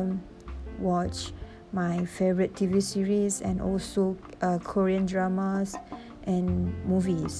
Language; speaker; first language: English; non-native, local second language; Malay